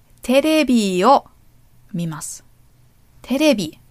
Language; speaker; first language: Japanese; non-native, learner; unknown